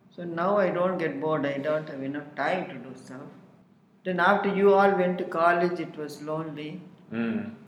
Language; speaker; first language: English; non-native, local second language; Tamil